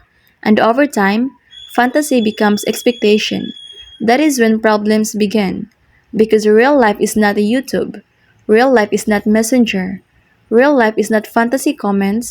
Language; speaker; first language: English; non-native, local second language; Filipino